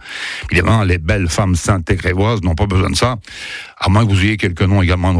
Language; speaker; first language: French; native; French